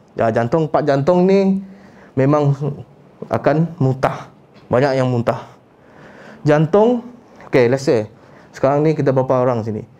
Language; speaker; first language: Malay; non-native, local second language; Iban